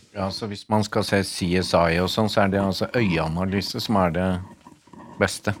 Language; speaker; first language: Norwegian; native; Norwegian